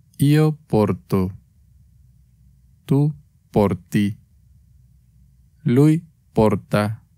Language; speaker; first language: Italian; non-native, fluent; Spanish